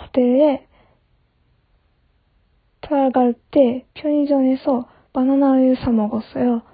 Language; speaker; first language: Korean; non-native, learner; Japanese